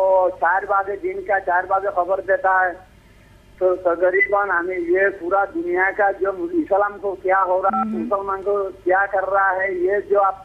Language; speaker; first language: Hindi; non-native, learner; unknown